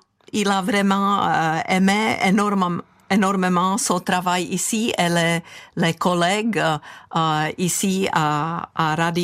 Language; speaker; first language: French; non-native, fluent; Czech